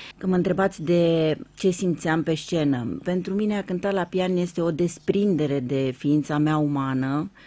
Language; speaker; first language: Romanian; native; Romanian